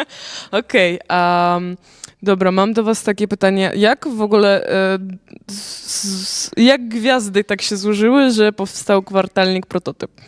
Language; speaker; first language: Polish; non-native, fluent; Ukrainian